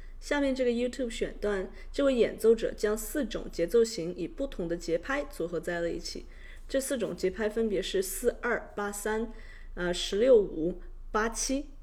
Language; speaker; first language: Chinese; native; Chinese